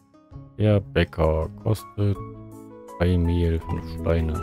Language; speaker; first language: German; native; German